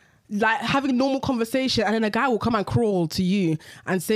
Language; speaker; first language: English; native; English